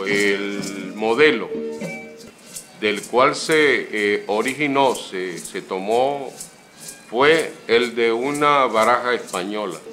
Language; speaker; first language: Spanish; native; Spanish